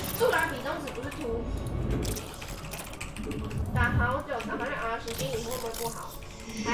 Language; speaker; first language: Chinese; native; Chinese